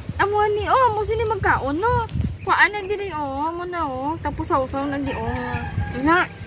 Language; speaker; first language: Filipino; non-native, local second language; Hiligaynon